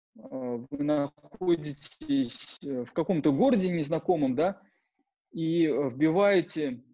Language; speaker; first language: Russian; native; Russian